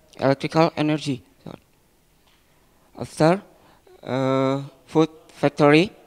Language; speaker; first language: English; non-native, learner; Indonesian